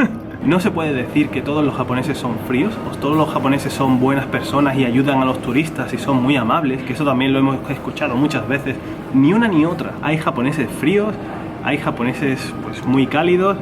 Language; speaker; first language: Spanish; native; Spanish